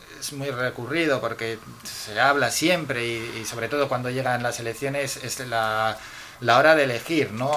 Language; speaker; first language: Spanish; native; Spanish